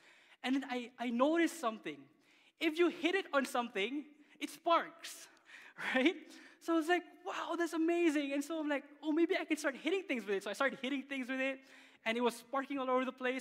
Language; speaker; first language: English; non-native, local second language; Filipino